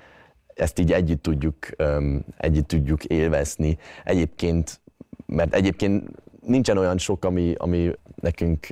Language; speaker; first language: Hungarian; early bilingual, heritage; Hungarian